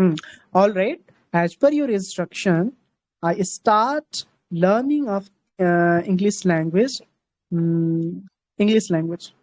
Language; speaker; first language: English; non-native, learner; Hindi